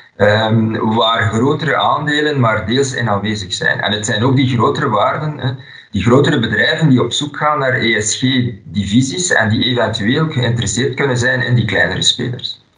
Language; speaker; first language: Dutch; native; Dutch